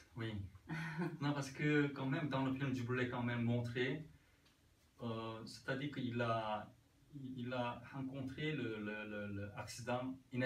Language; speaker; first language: French; non-native, learner; Korean